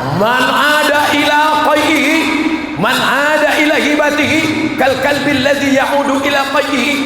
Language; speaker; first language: Indonesian; native; Indonesian